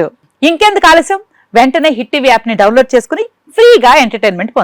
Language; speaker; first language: Telugu; native; Telugu